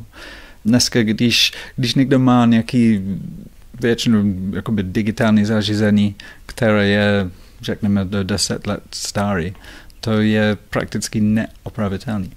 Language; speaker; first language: Czech; non-native, fluent; English